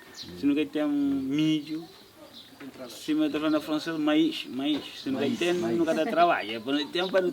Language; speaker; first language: Portuguese; non-native, local second language; Kabuverdianu